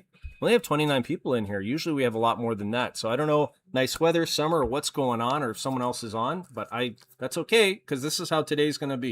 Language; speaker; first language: English; native; English